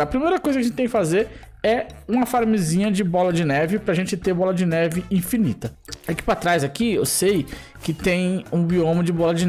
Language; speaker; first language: Portuguese; native; Portuguese